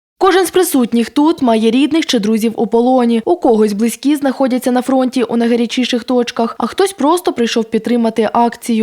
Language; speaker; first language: Ukrainian; native; Ukrainian